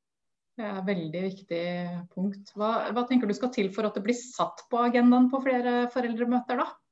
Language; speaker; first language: Norwegian; native; Norwegian